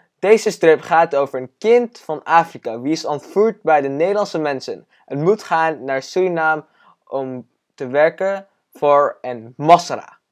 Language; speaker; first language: Dutch; non-native, learner; English